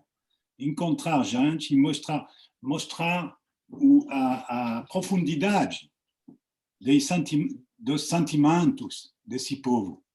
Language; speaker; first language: Portuguese; non-native, fluent; French